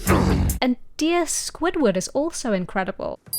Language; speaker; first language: English; native; English